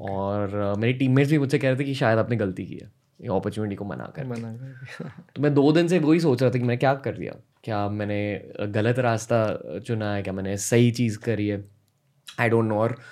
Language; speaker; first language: Hindi; native; Hindi